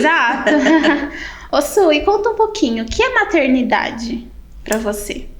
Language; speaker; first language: Portuguese; native; Portuguese